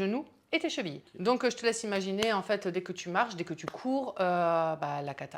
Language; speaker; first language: French; native; French